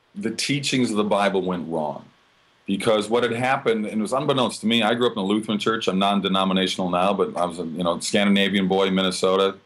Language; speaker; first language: English; native; English